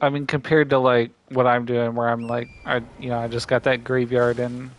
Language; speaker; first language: English; native; English